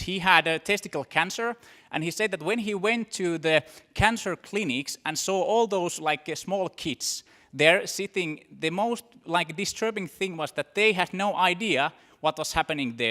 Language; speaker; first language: English; non-native, fluent; Finnish